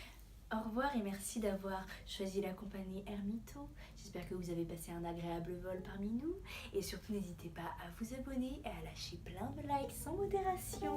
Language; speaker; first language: French; native; French